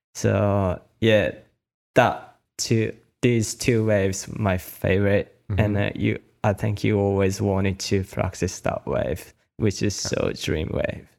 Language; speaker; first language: English; non-native, learner; Japanese